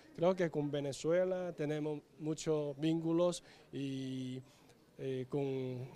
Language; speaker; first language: Spanish; non-native, fluent; Chinese